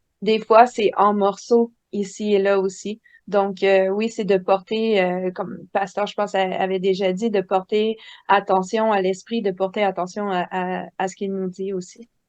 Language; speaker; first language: French; native; French